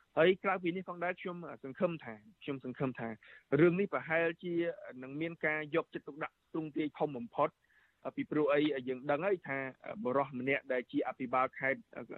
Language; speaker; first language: Khmer; native; Khmer